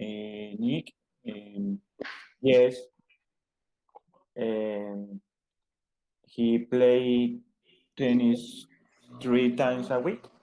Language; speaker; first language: English; non-native, learner; Spanish